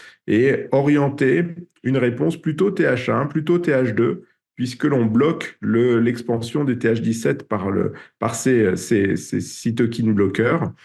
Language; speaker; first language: French; native; French